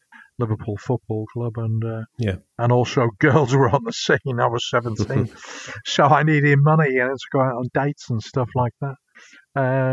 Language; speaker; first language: English; native; English